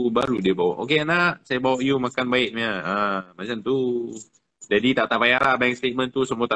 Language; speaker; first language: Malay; non-native, local second language; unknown